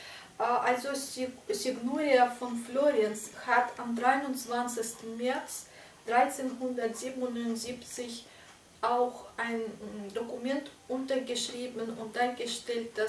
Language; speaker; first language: German; non-native, fluent; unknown